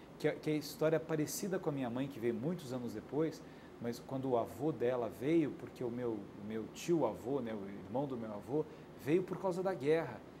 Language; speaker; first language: Portuguese; native; Portuguese